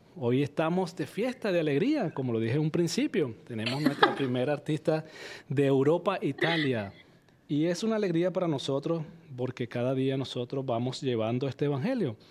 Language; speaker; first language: Spanish; native; Spanish